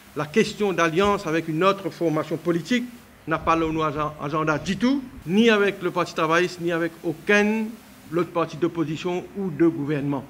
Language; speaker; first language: French; non-native, local second language; Morisyen